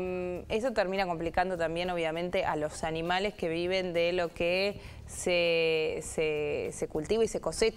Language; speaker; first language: Spanish; native; Spanish